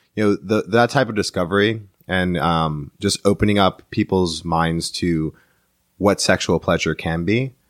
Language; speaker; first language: English; native; English